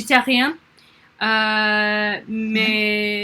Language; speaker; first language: French; non-native, learner; English